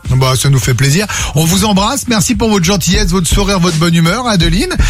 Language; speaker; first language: French; native; French